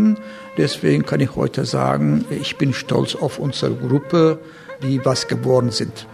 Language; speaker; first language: German; non-native, fluent; Turkish